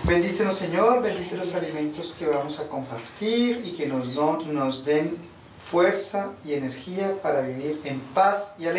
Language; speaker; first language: Spanish; non-native, fluent; French